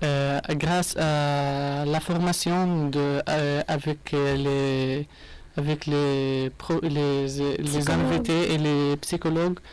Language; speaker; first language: French; non-native, learner; Arabic